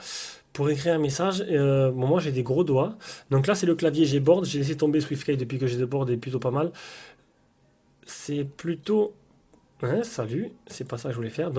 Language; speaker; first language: French; native; French